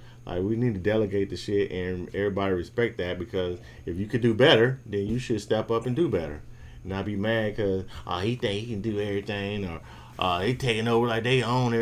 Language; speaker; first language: English; native; English